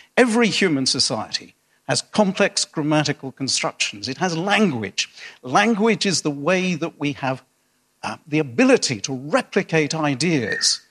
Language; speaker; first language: English; native; English